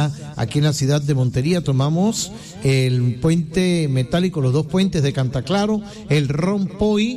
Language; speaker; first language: Spanish; native; Spanish